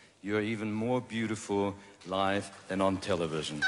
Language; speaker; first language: English; non-native, fluent; German